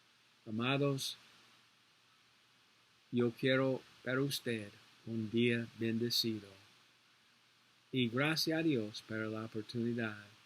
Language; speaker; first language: Spanish; non-native, learner; English